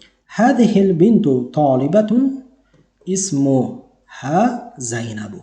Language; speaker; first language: Arabic; non-native, fluent; Uzbek